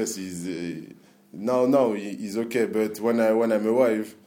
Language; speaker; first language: English; non-native, learner; French